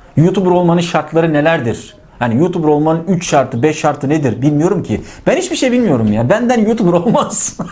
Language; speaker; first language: Turkish; native; Turkish